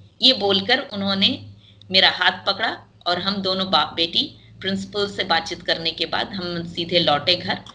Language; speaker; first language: Hindi; non-native, local second language; English